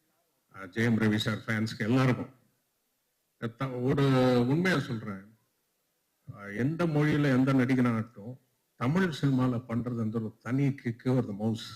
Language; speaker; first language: Tamil; non-native, local second language; Telugu